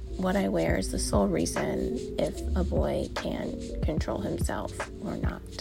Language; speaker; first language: English; native; English